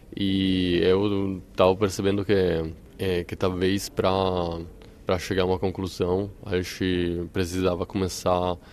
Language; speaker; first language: Portuguese; non-native, fluent; Italian